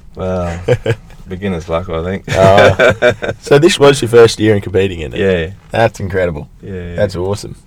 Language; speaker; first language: English; native; English